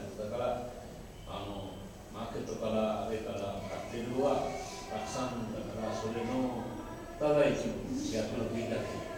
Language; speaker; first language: Japanese; non-native, learner; Bangla